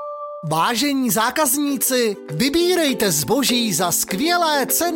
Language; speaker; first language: Czech; native; Czech